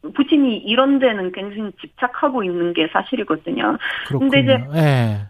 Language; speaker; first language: Korean; non-native, fluent; Ukrainian